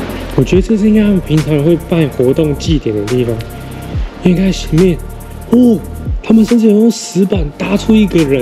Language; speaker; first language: Chinese; native; Chinese